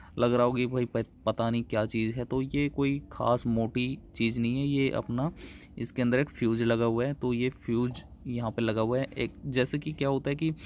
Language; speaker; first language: Hindi; native; Hindi